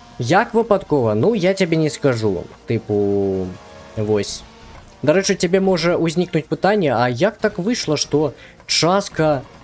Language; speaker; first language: Belarusian; non-native, local second language; Russian